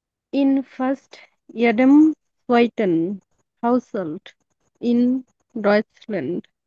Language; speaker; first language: German; non-native, learner; Bangla